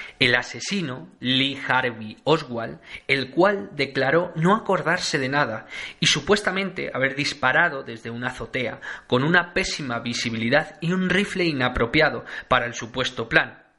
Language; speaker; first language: Spanish; native; Spanish